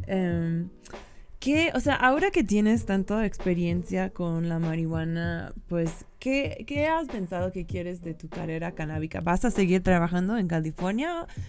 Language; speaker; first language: Spanish; non-native, fluent; English